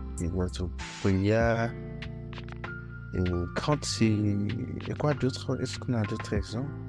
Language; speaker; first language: French; non-native, fluent; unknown